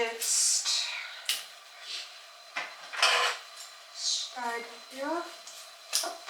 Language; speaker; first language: German; non-native, learner; Turkish